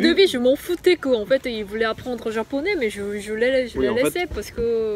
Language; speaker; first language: French; non-native, fluent; Korean